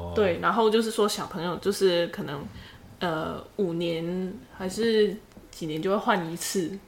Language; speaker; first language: Chinese; native; Chinese